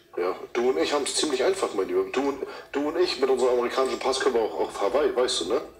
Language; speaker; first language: German; early bilingual, other home language; Turkish